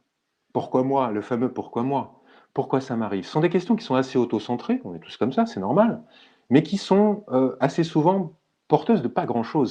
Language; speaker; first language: French; native; French